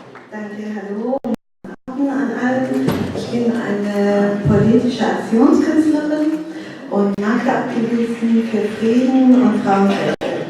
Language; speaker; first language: German; non-native, fluent; Persian